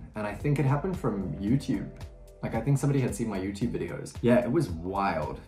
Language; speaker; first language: English; native; English